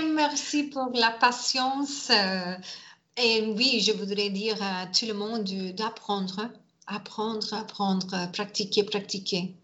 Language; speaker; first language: French; non-native, learner; English